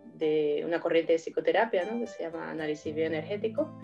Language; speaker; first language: Spanish; native; Spanish